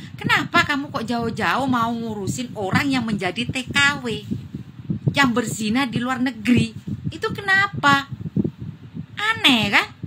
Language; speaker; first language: Indonesian; non-native, local second language; Javanese